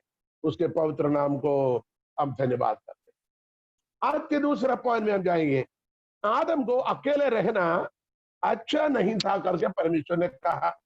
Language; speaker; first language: Hindi; non-native, local second language; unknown